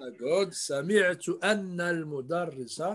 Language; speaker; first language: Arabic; non-native, fluent; English